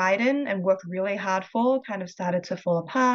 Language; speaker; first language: English; non-native, local second language; Cantonese